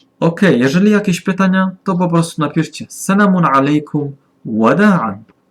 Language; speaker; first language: Polish; non-native, learner; German